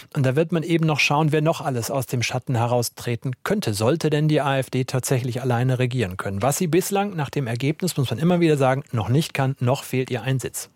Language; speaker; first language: German; native; German